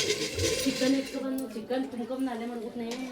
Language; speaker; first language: Kannada; native; Kannada